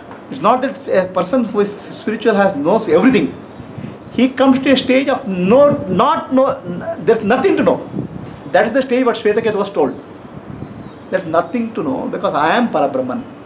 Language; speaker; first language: English; non-native, local second language; Kannada